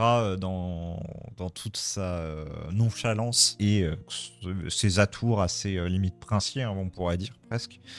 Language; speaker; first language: French; native; French